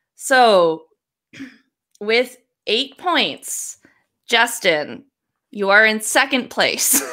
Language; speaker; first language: English; native; English